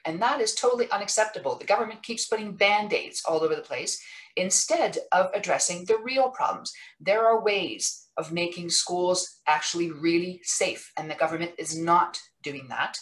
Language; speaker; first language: English; non-native, local second language; French